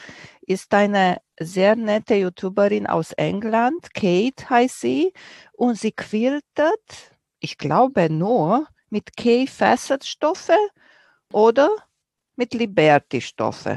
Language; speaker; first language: German; non-native, fluent; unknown